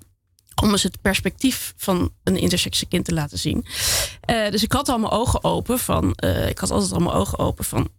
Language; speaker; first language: Dutch; native; Dutch